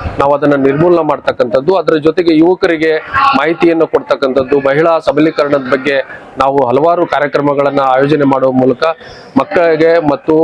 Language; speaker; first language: Kannada; non-native, local second language; Lambadi